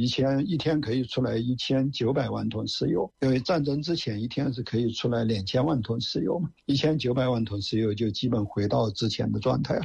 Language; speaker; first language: Chinese; native; Chinese